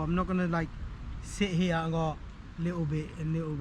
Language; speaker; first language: English; native; English